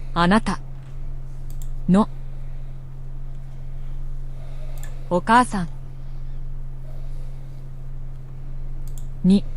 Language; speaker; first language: Japanese; non-native, learner; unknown